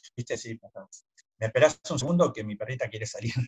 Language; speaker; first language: Spanish; native; Spanish